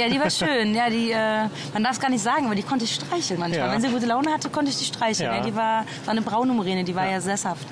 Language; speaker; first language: German; native; German